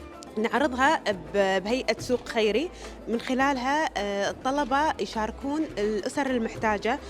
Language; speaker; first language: Arabic; native; Arabic